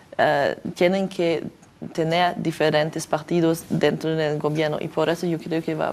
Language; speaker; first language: Spanish; non-native, learner; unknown